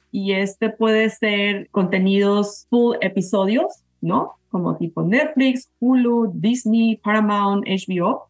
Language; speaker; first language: Spanish; native; Spanish